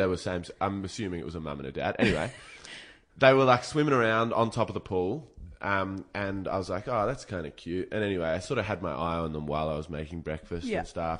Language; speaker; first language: English; native; English